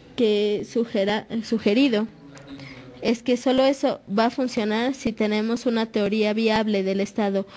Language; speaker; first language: Spanish; non-native, fluent; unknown